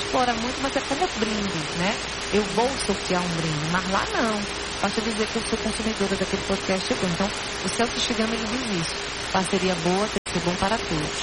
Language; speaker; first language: Portuguese; native; Portuguese